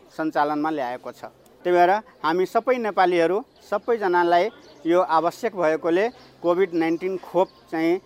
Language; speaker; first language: Nepali; non-native, local second language; Maithili